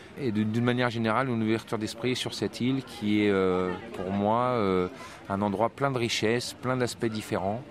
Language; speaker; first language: French; native; French